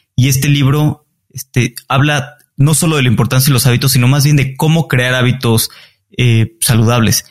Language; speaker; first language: Spanish; native; Spanish